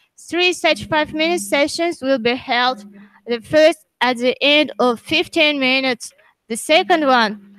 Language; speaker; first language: English; non-native, learner; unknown